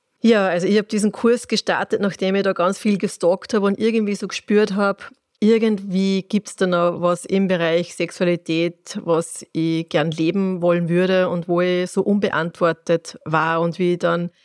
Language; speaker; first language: German; native; German